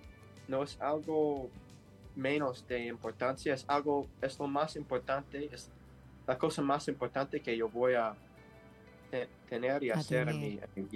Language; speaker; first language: Spanish; non-native, learner; English